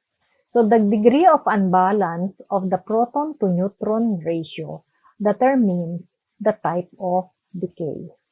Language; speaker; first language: English; non-native, local second language; Filipino